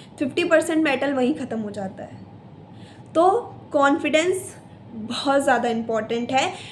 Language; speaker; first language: Hindi; native; Hindi